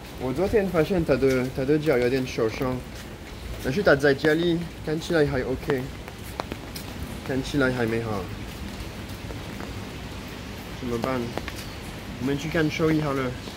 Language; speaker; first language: Chinese; non-native, fluent; French